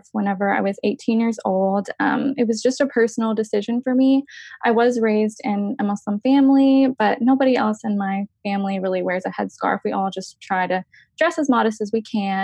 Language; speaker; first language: English; native; English